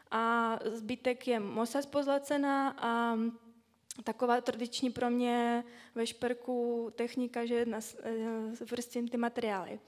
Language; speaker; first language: Czech; non-native, fluent; Russian